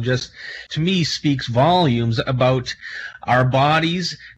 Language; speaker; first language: English; native; English